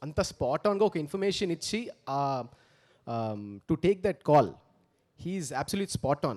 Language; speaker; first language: Telugu; early bilingual, heritage; Telugu